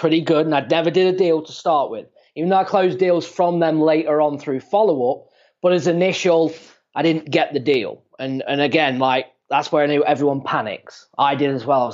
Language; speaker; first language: English; native; English